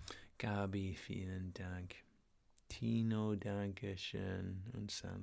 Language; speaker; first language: German; non-native, learner; English